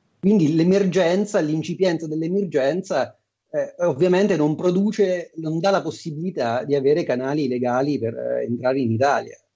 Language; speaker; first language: Italian; native; Italian